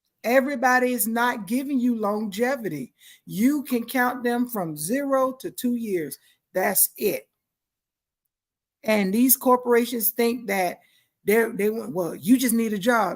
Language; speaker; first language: English; native; English